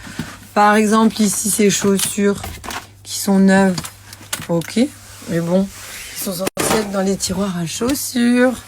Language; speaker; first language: French; native; French